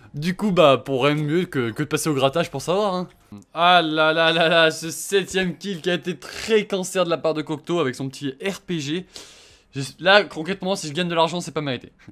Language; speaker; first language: French; native; French